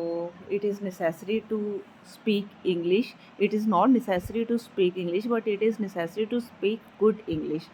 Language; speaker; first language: English; non-native, learner; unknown